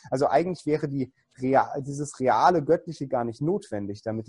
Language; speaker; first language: German; native; German